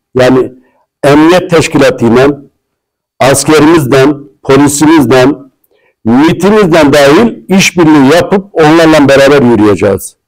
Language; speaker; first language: Turkish; non-native, local second language; Kurdish